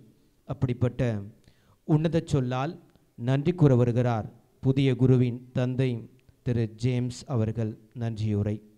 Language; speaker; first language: Tamil; native; Tamil